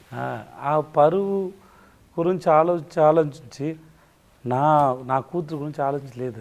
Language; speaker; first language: Telugu; non-native, learner; Tamil